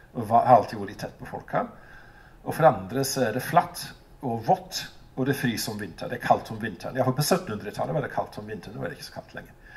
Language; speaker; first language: Norwegian; non-native, fluent; English